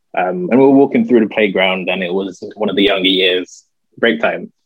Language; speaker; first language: English; native; English